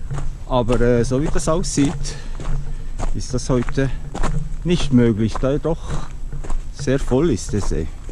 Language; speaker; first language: German; native; German